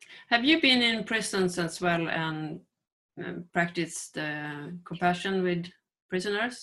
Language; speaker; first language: English; non-native, fluent; Swedish